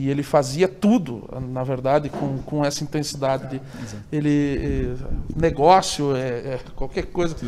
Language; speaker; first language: Portuguese; native; Portuguese